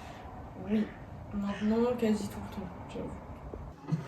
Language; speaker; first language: French; native; French